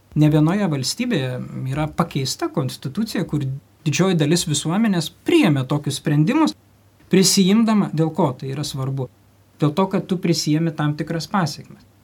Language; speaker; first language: Lithuanian; native; Lithuanian